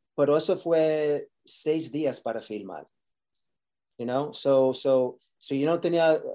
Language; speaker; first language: Spanish; early bilingual, heritage; Spanish